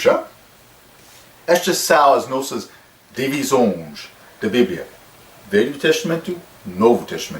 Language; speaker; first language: Portuguese; non-native, fluent; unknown